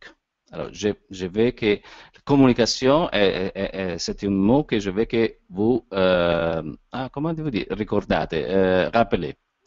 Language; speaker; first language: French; non-native, learner; Italian